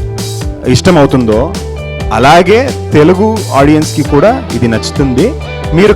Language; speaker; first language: Telugu; non-native, learner; Kannada